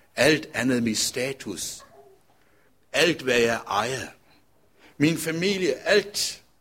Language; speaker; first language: Danish; non-native, fluent; Tamil